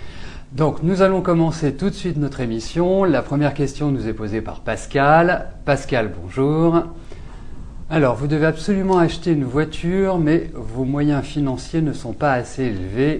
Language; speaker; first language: French; native; French